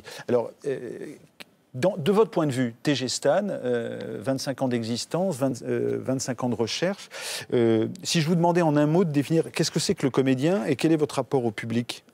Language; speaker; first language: French; native; French